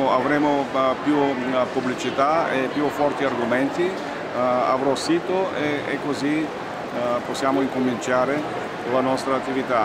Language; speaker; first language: Italian; non-native, learner; Bulgarian